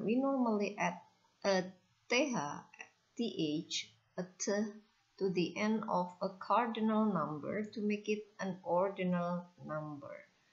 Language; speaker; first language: English; non-native, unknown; Indonesian